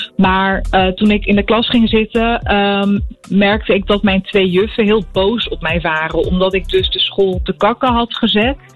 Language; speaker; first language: Dutch; early bilingual, other home language; Arabic